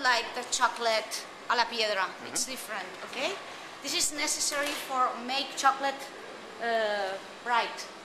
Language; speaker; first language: English; non-native, learner; Spanish